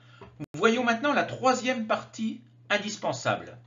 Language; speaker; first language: French; native; French